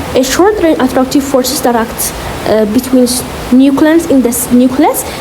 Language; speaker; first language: English; non-native, local second language; Amharic